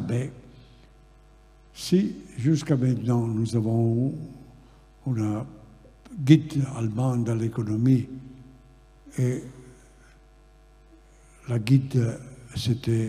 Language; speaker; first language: French; non-native, fluent; Italian